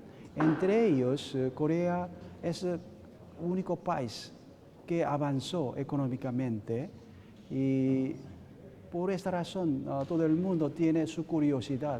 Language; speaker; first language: Spanish; non-native, learner; Korean